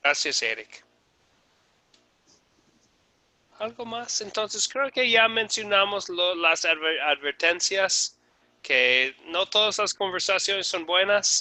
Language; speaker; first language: Spanish; non-native, fluent; English